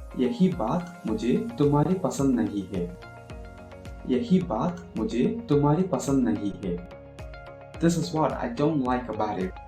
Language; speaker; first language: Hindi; non-native, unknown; Tamil